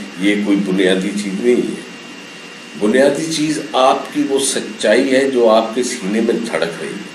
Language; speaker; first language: Urdu; early bilingual, heritage; Urdu